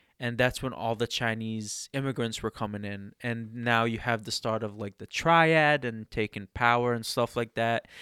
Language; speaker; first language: English; early bilingual, other home language; Arabic